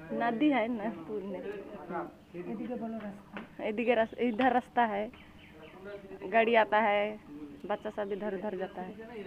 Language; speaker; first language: Hindi; non-native, local second language; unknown